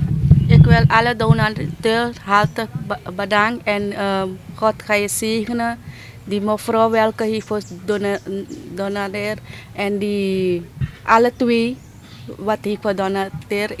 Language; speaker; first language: Dutch; non-native, local second language; Caribbean Hindustani